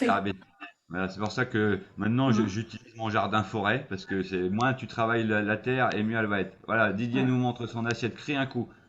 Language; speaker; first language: French; native; French